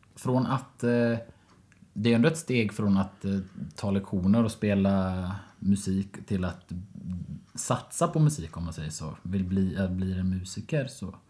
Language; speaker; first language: Swedish; native; Swedish